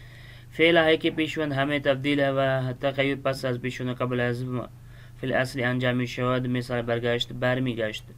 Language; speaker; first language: Persian; non-native, fluent; Urdu